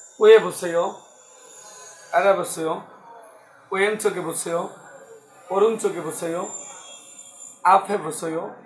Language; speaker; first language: Korean; non-native, fluent; Bangla